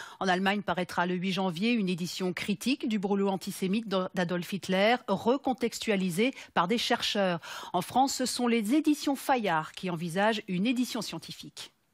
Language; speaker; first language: French; native; French